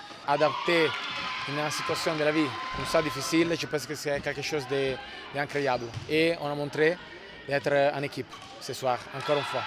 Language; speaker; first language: French; non-native, fluent; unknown